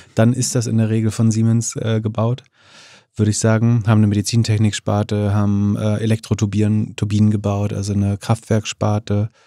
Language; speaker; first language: German; native; German